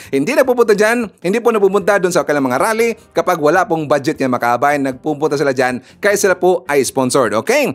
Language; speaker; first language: Filipino; non-native, local second language; Cebuano